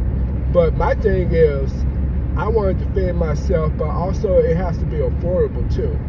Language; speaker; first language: English; native; English